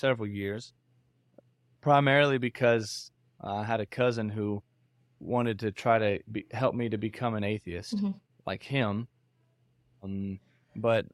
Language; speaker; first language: English; native; English